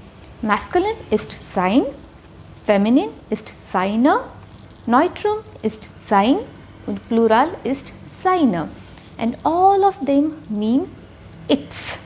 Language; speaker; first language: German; non-native, fluent; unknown